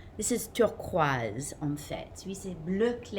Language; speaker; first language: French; non-native, fluent; English